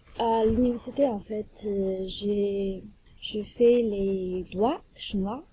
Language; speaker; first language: French; non-native, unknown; Chinese